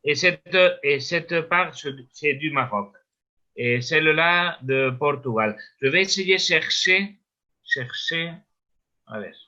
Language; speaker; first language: French; non-native, learner; Spanish